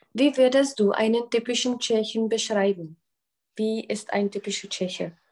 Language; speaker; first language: German; non-native, fluent; Czech